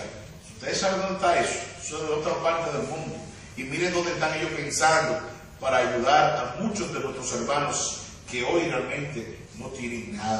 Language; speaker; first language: Spanish; native; Spanish